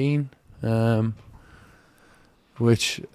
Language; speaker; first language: English; native; English